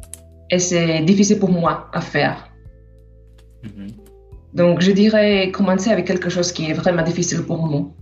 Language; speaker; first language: French; non-native, fluent; Slovak